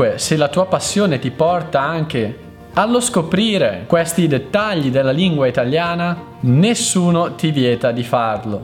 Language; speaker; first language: Italian; native; Italian